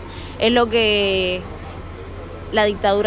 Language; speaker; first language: Spanish; native; Spanish